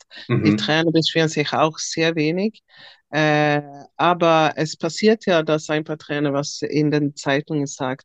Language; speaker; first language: German; non-native, fluent; Swedish